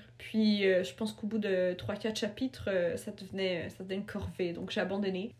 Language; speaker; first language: French; early bilingual, other home language; Russian